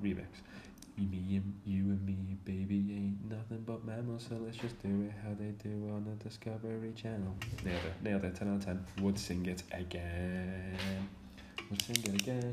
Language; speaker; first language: English; native; English